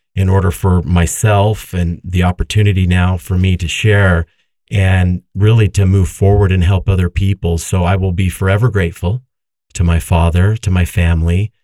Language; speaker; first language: English; native; English